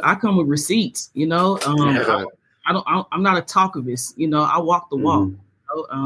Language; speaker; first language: English; native; English